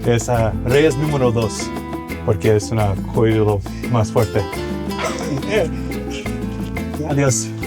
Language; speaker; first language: Spanish; non-native, learner; English